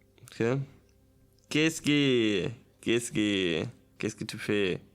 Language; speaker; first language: French; non-native, learner; German